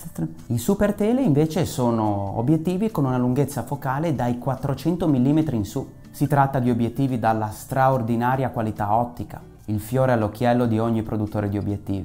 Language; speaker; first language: Italian; native; Italian